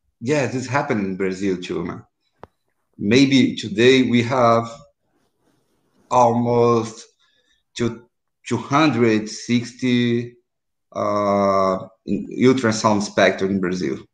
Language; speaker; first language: English; non-native, learner; Portuguese